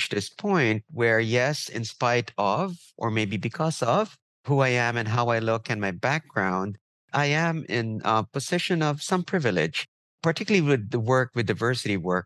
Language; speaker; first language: English; non-native, local second language; Filipino